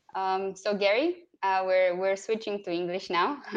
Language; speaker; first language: English; non-native, fluent; Romanian